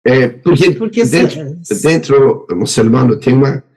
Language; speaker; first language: Portuguese; non-native, learner; Persian